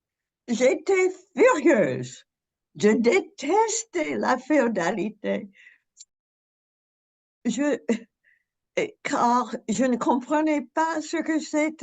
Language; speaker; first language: French; non-native, fluent; English